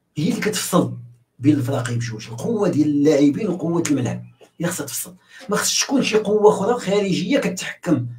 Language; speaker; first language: Arabic; native; Arabic